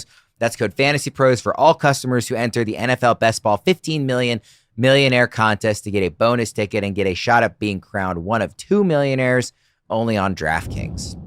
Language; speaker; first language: English; native; English